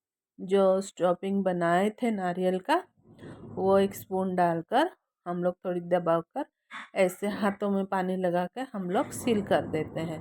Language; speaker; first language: Hindi; non-native, local second language; Odia